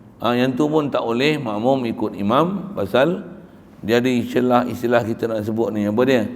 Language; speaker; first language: Malay; native; Malay